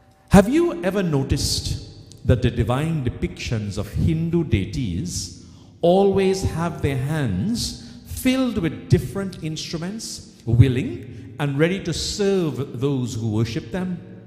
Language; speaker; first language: English; native; English